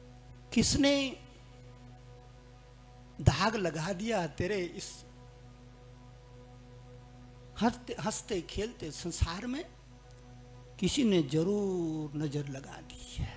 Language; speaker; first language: Hindi; native; Hindi